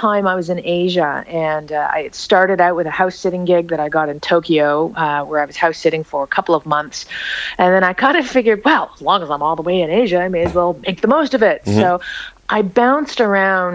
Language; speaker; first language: English; native; English